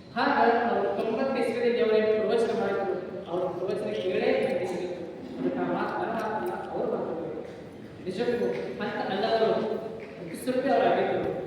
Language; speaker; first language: Kannada; non-native, local second language; Marathi